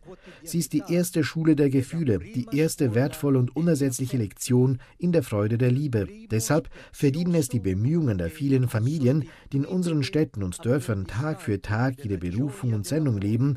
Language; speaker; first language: German; native; German